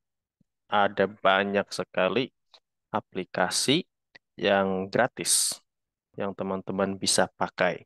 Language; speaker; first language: Indonesian; native; Indonesian